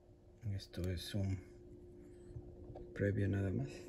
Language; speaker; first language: Spanish; native; Spanish